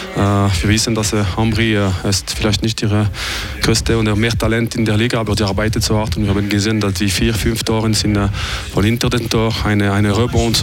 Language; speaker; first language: German; non-native, fluent; French